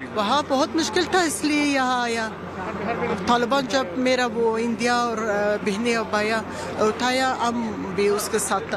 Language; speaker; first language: Hindi; non-native, learner; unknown